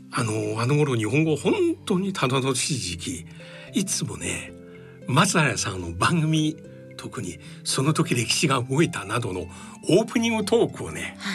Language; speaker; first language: Japanese; non-native, fluent; Chinese